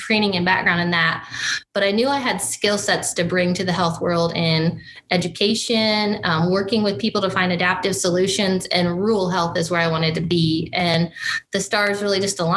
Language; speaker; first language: English; native; English